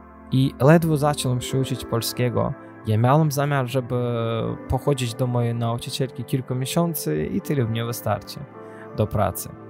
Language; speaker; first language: Polish; non-native, learner; Azerbaijani